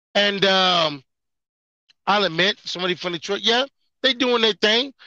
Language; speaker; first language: English; native; English